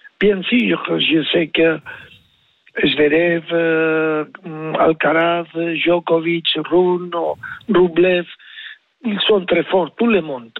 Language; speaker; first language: French; non-native, learner; Spanish